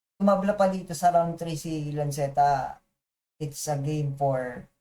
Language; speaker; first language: Filipino; non-native, local second language; Bikol